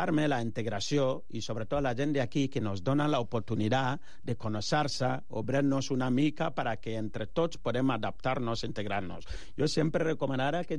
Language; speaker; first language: Catalan; non-native, fluent; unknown